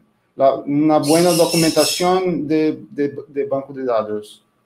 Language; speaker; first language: Spanish; non-native, fluent; Portuguese